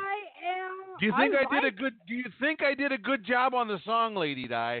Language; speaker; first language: English; native; English